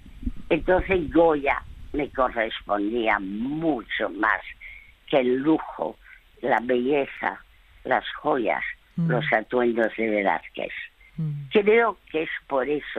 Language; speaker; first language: Spanish; early bilingual, other home language; French